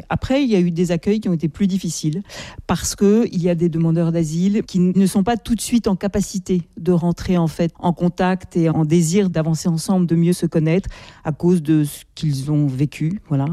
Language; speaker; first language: French; native; French